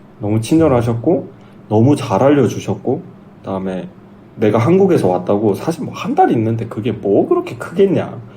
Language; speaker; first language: Korean; native; Korean